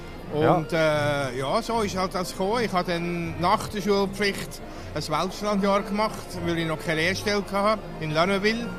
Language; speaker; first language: German; native; German